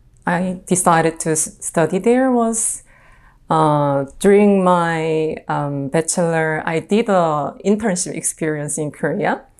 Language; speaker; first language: English; non-native, fluent; Korean